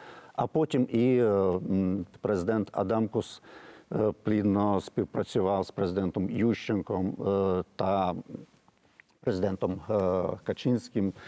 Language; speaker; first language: Ukrainian; non-native, fluent; Lithuanian